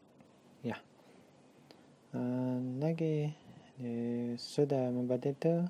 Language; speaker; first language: Indonesian; non-native, learner; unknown